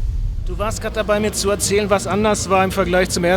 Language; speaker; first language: German; native; German